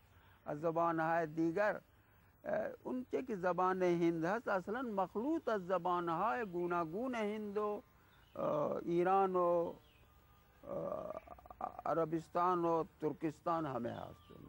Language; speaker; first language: Persian; non-native, fluent; Urdu